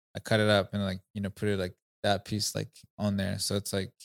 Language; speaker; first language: English; non-native, local second language; Kinyarwanda